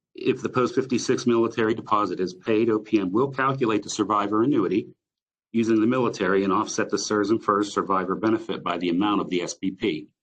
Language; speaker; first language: English; native; English